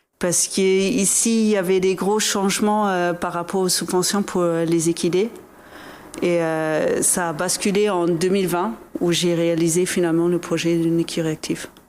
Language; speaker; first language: French; non-native, fluent; German